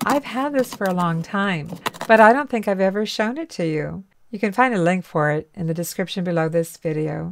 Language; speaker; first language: English; native; English